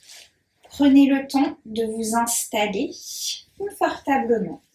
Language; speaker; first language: French; native; French